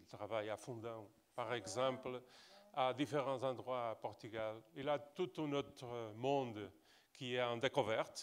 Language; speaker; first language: French; non-native, fluent; Portuguese